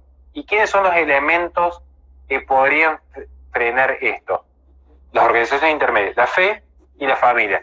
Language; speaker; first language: Spanish; native; Spanish